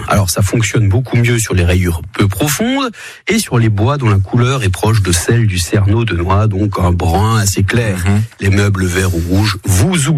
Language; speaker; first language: French; native; French